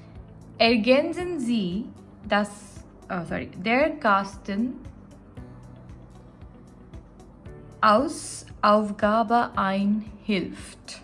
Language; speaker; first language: German; non-native, fluent; Gujarati